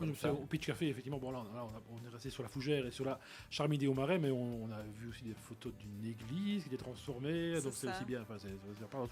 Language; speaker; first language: French; native; French